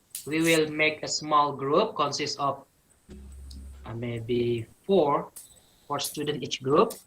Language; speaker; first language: English; non-native, learner; Indonesian